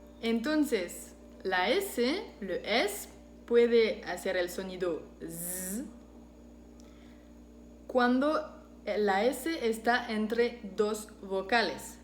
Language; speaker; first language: Spanish; non-native, fluent; French